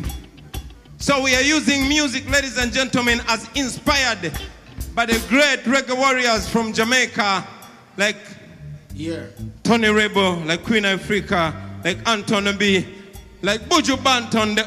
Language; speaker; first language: English; non-native, local second language; Ganda